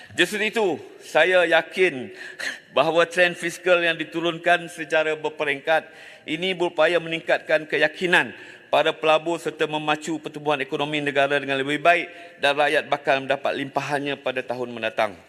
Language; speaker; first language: Malay; native; Malay